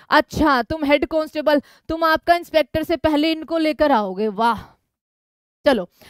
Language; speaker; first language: Hindi; native; Hindi